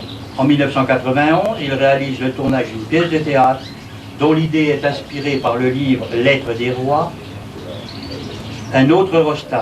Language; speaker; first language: French; native; French